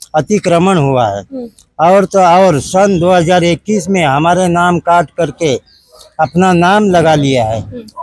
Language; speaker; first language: Hindi; non-native, local second language; Marathi